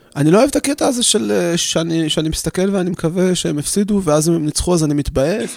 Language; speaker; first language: Hebrew; native; Hebrew